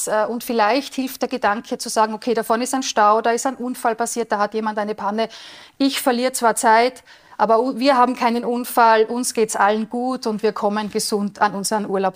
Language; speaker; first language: German; native; German